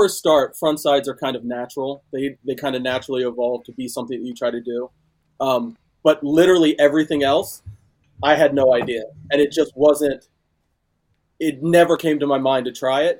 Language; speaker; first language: English; native; English